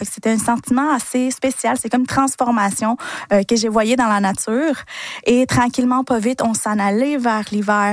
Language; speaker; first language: French; early bilingual, other home language; Spanish